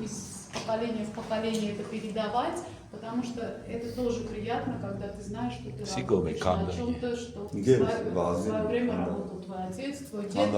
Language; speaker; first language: Russian; non-native, fluent; Armenian